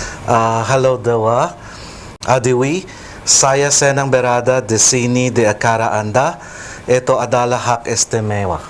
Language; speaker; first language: Indonesian; non-native, learner; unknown